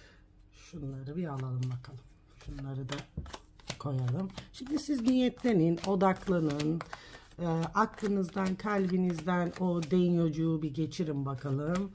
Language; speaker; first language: Turkish; early bilingual, heritage; Turkish